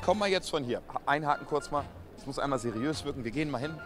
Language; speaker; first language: German; native; German